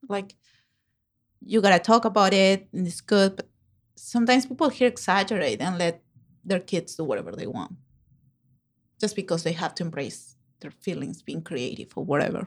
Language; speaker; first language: English; non-native, fluent; Spanish